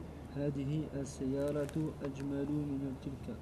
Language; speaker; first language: Arabic; non-native, learner; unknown